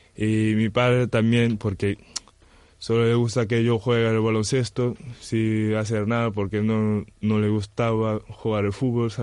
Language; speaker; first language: Spanish; non-native, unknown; Wolof